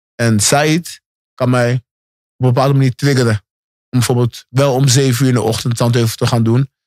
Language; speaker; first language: Dutch; native; Dutch